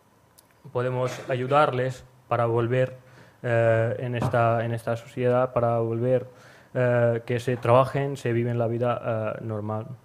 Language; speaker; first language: Spanish; non-native, learner; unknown